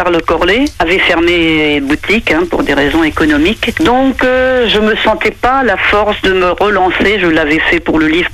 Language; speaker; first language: French; native; French